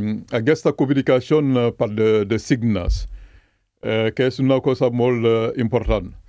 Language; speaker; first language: Catalan; non-native, fluent; Mandingo